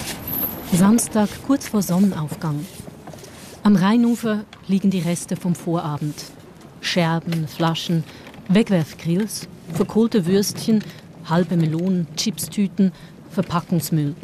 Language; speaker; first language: German; native; German